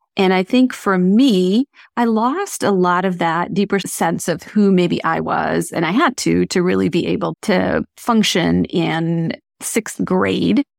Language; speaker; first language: English; early bilingual, other home language; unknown